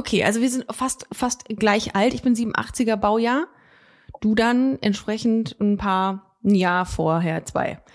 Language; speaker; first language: German; native; German